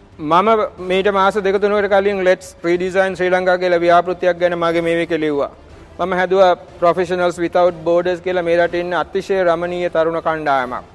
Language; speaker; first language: Sinhala; native; Sinhala